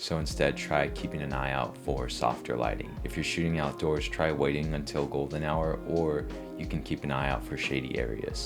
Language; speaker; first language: English; native; English